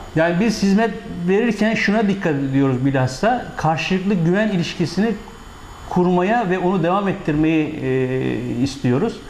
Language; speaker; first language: Turkish; native; Turkish